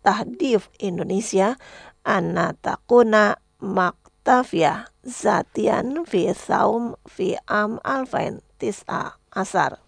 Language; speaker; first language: Arabic; non-native, fluent; Indonesian